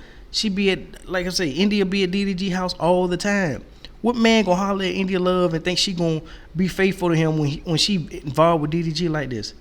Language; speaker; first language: English; native; English